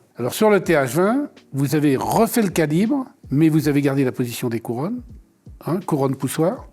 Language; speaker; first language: French; native; French